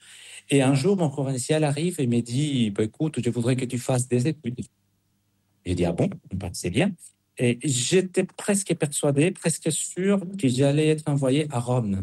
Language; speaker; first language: French; non-native, fluent; Spanish